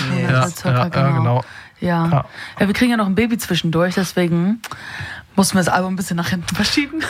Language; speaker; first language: German; native; German